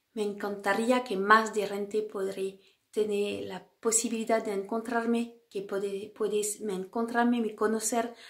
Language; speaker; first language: Spanish; non-native, fluent; French